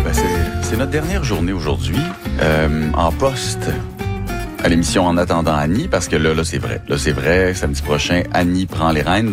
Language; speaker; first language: French; native; French